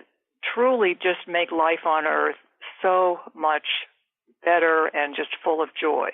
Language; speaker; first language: English; native; English